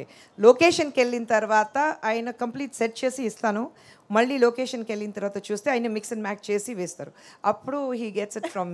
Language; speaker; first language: Telugu; non-native, local second language; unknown